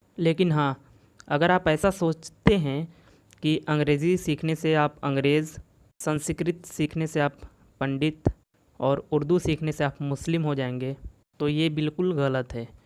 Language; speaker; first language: Hindi; native; Hindi